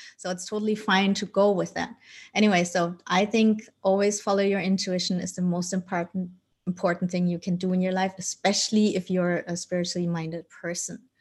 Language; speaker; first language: English; non-native, fluent; German